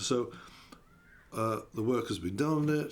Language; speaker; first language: English; native; English